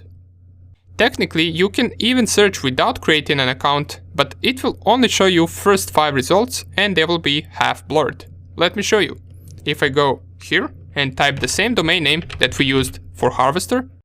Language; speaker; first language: English; non-native, fluent; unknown